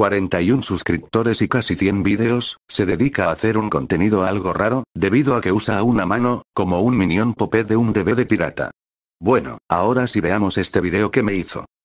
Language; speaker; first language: Spanish; native; Spanish